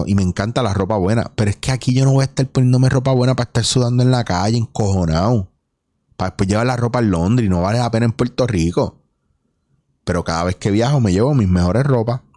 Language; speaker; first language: Spanish; native; Spanish